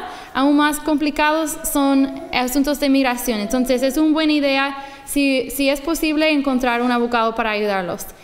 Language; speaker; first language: Spanish; non-native, fluent; English